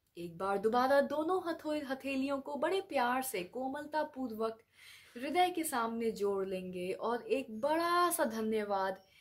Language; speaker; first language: Hindi; native; Hindi